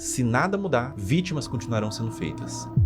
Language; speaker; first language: Portuguese; native; Portuguese